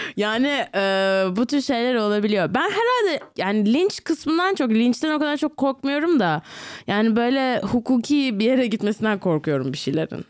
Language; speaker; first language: Turkish; native; Turkish